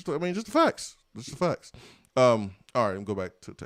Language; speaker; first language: English; native; English